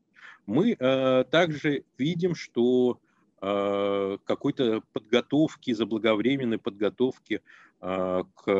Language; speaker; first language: Russian; native; Russian